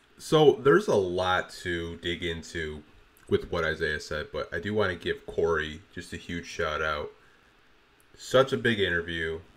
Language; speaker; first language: English; native; English